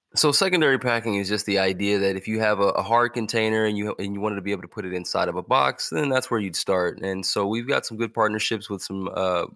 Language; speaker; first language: English; native; English